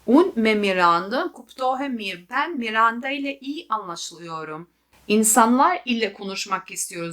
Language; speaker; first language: Turkish; non-native, fluent; Albanian